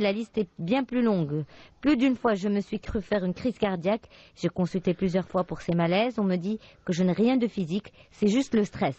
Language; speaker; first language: French; non-native, local second language; Arabic